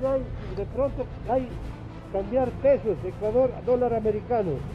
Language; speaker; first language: Spanish; native; Spanish